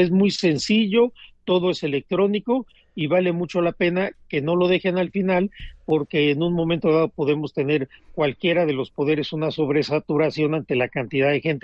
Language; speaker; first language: Spanish; native; Spanish